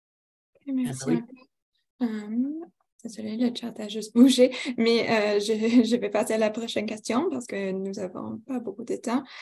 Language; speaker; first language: French; non-native, local second language; English